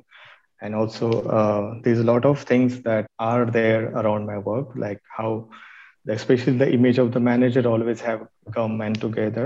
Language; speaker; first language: English; non-native, local second language; Marathi